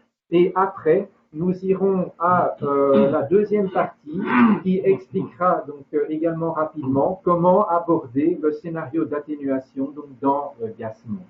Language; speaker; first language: French; native; French